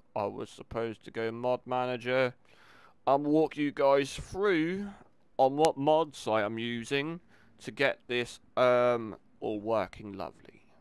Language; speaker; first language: English; native; English